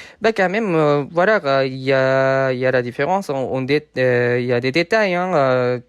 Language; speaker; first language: French; non-native, fluent; Japanese